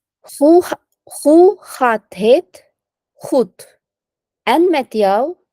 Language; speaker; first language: Dutch; non-native, fluent; Uyghur